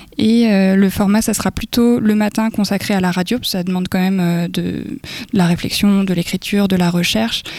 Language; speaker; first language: French; native; French